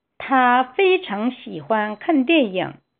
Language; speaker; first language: Chinese; non-native, fluent; Korean